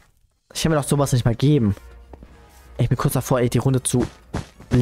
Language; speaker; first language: German; native; German